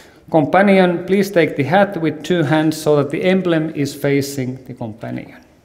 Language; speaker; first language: English; non-native, fluent; Finnish